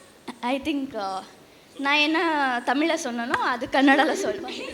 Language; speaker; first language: Tamil; non-native, learner; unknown